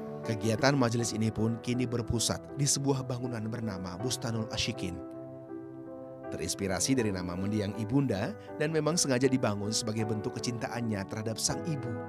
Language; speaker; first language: Indonesian; native; Indonesian